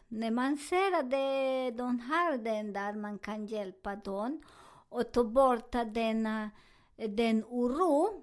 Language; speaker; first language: Swedish; non-native, learner; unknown